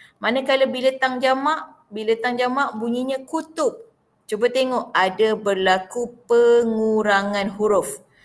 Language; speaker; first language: Malay; native; Malay